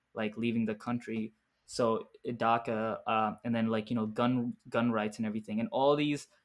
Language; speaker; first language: English; early bilingual, other home language; Arabic